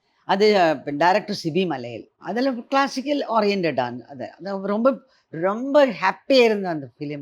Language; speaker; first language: Tamil; non-native, learner; Malayalam